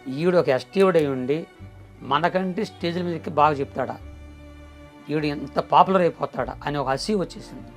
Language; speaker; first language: Telugu; non-native, local second language; Koya